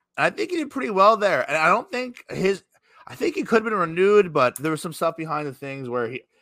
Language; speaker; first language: English; native; English